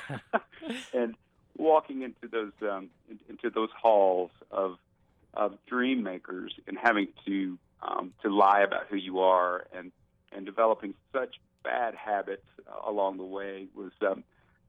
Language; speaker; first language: English; native; English